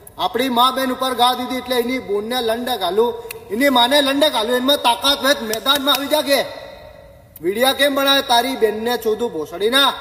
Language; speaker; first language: Gujarati; non-native, local second language; Bhili